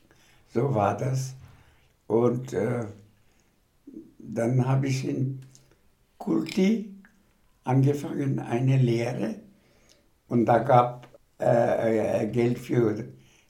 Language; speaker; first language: German; non-native, fluent; Bangla